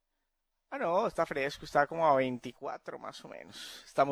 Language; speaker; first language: Spanish; native; Spanish